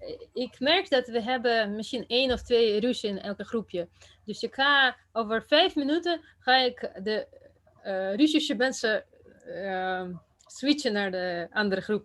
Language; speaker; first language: Dutch; non-native, fluent; Russian